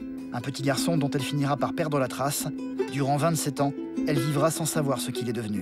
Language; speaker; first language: French; native; French